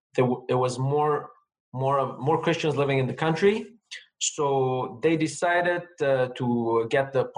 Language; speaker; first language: English; non-native, fluent; Armenian